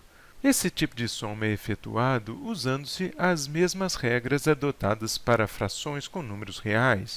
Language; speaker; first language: Portuguese; native; Portuguese